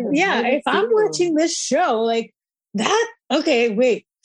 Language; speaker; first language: English; non-native, fluent; Spanish